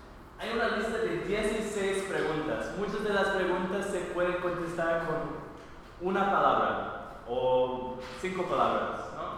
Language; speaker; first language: Spanish; non-native, fluent; English